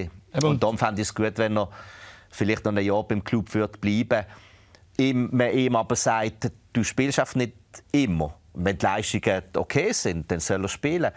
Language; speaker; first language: German; native; German